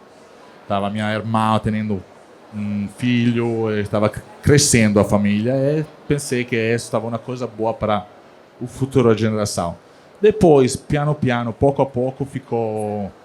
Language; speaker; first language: Portuguese; non-native, learner; Italian